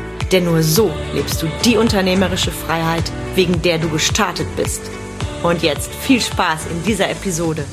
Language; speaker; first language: German; native; German